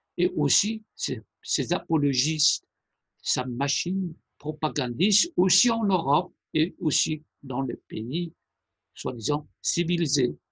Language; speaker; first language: French; non-native, fluent; Persian